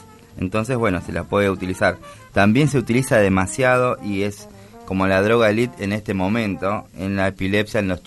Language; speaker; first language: Spanish; native; Spanish